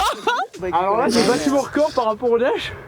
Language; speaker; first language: French; native; French